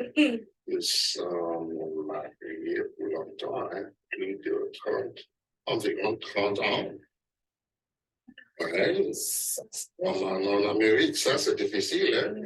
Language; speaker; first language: French; non-native, learner; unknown